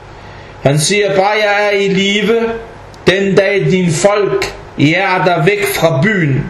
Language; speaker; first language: Danish; non-native, fluent; Arabic